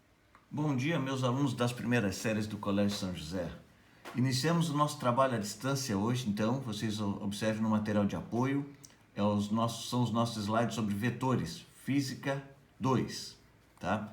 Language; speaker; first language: Portuguese; native; Portuguese